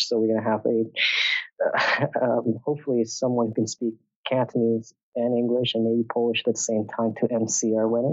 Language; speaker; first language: English; native; English